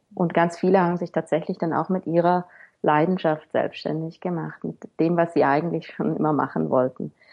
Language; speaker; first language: German; native; German